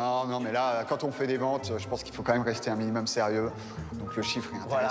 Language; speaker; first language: French; native; French